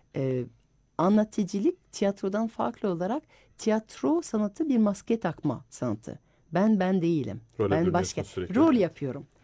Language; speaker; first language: Turkish; non-native, fluent; French